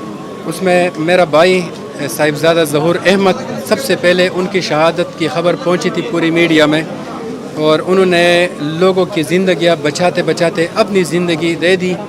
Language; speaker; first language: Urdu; non-native, local second language; Pashto